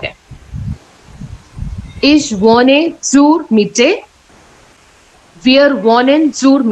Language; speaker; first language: German; non-native, learner; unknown